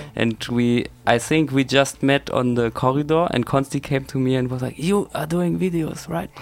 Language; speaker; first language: English; non-native, fluent; German